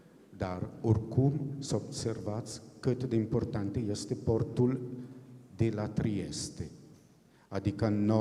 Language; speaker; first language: Romanian; non-native, fluent; Italian